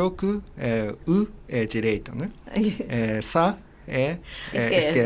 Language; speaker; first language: Portuguese; non-native, fluent; Japanese